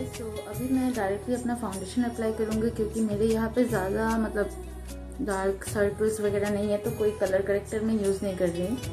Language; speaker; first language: Hindi; non-native, local second language; Bangla